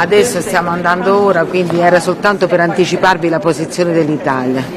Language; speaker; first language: Italian; native; Italian